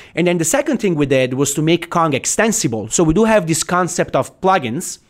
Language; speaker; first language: English; non-native, fluent; Italian